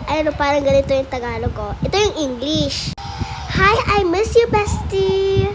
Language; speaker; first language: Filipino; native; Filipino